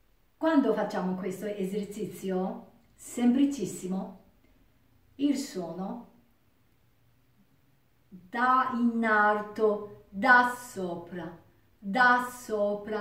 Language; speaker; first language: Italian; non-native, learner; Japanese